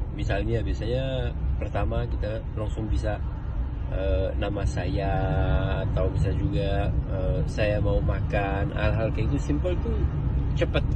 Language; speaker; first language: Indonesian; non-native, fluent; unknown